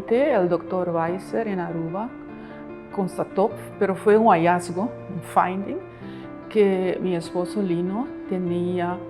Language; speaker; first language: Spanish; non-native, fluent; Papiamento